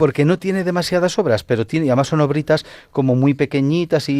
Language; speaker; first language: Spanish; native; Spanish